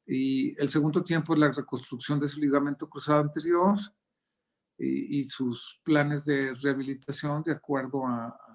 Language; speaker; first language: Spanish; native; Spanish